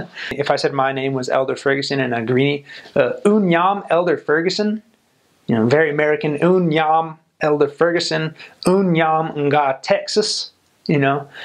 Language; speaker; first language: English; native; English